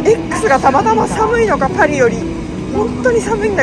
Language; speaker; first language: Japanese; native; Japanese